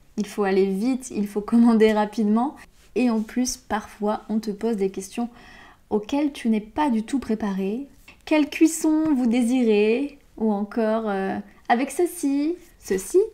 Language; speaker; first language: French; native; French